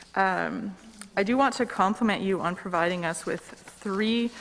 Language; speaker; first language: English; native; English